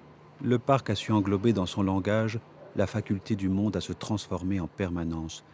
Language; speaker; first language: French; native; French